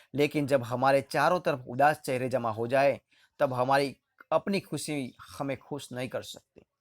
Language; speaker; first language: Hindi; non-native, local second language; Gujarati